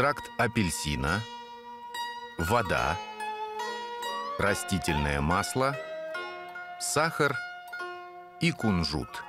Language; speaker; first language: Russian; native; Russian